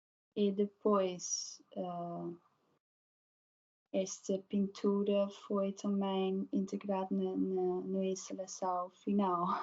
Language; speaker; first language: Portuguese; non-native, learner; Dutch